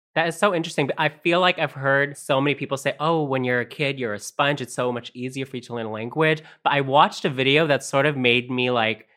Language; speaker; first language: English; non-native, fluent; Filipino